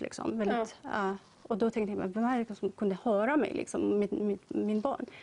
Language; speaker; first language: Swedish; non-native, learner; Persian